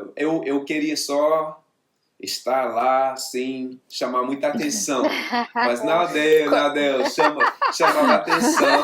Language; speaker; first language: Portuguese; non-native, fluent; English